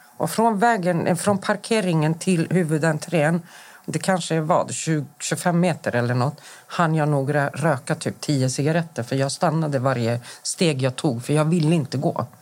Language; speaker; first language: Swedish; native; Swedish